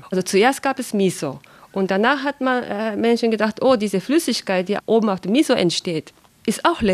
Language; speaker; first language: German; non-native, fluent; Japanese